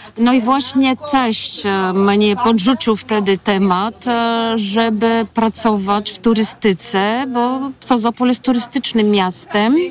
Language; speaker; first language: Polish; non-native, fluent; Bulgarian